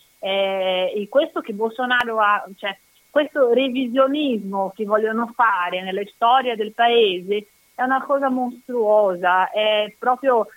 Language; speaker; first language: Italian; non-native, fluent; Portuguese